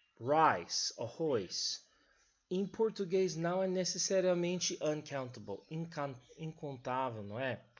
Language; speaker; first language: Portuguese; non-native, fluent; English